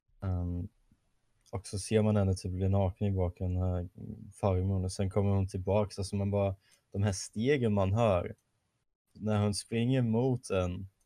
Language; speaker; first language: Swedish; non-native, fluent; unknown